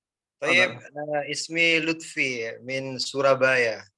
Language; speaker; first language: Arabic; non-native, fluent; Madurese